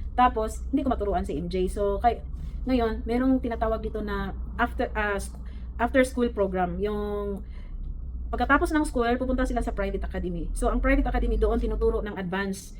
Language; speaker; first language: Filipino; native; Filipino